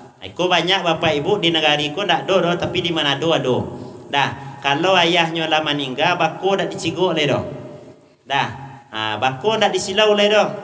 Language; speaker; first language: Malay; non-native, local second language; Minangkabau